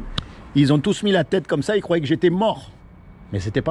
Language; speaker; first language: French; native; French